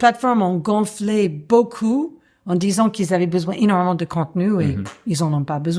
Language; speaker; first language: French; non-native, fluent; English